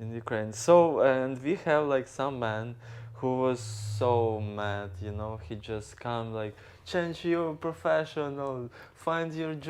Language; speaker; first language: English; non-native, learner; Ukrainian